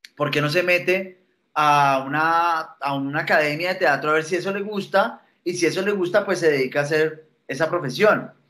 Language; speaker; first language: Spanish; native; Spanish